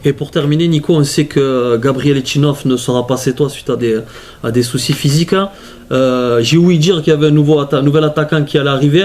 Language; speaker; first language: French; native; French